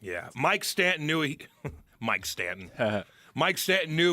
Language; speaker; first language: English; native; English